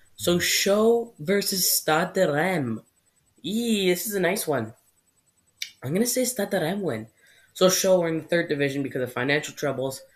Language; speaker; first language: English; native; English